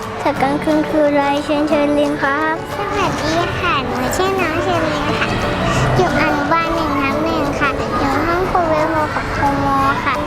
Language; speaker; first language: Thai; native; Thai